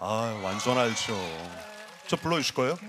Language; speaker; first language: Korean; native; Korean